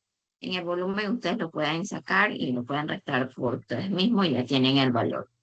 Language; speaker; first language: Spanish; native; Spanish